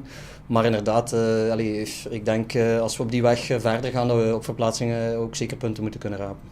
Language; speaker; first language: Dutch; native; Dutch